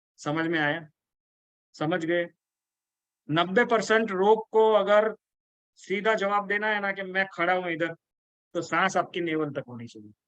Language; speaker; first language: Hindi; native; Hindi